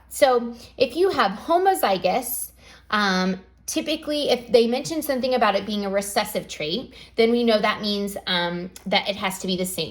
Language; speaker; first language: English; native; English